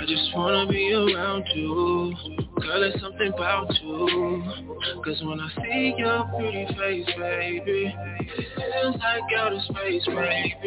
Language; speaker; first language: English; native; English